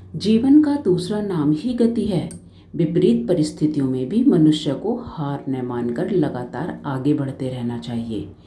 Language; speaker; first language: Hindi; native; Hindi